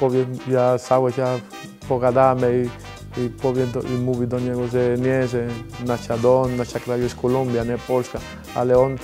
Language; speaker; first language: Polish; non-native, learner; Spanish